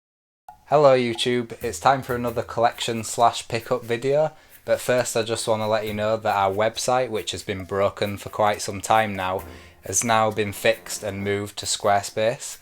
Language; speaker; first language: English; native; English